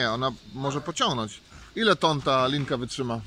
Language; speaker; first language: Polish; native; Polish